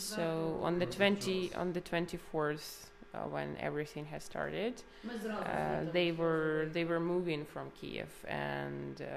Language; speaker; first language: English; non-native, fluent; Ukrainian